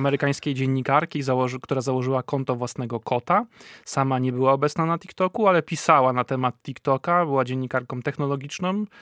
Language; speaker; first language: Polish; native; Polish